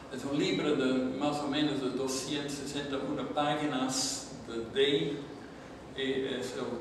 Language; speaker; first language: Spanish; non-native, learner; Dutch